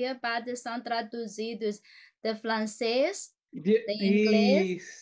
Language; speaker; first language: Portuguese; non-native, fluent; Chinese